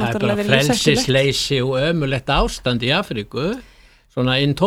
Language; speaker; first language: Icelandic; native; Icelandic